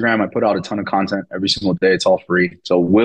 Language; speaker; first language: English; early bilingual, other home language; Spanish